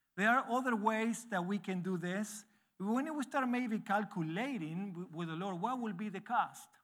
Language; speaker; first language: English; non-native, fluent; Spanish